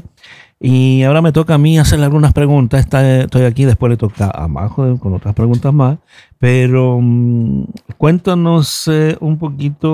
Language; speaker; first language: Spanish; native; Spanish